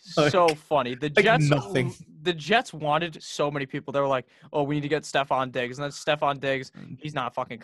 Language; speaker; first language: English; native; English